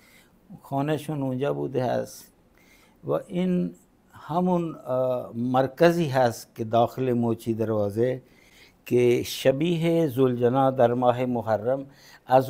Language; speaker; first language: Persian; non-native, fluent; Punjabi